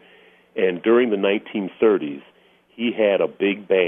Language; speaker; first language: English; native; English